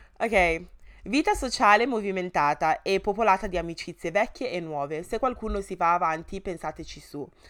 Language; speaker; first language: Italian; early bilingual, other home language; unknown